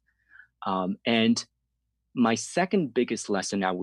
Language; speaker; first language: English; non-native, fluent; Chinese